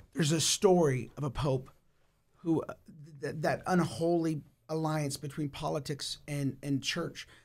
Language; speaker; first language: English; native; English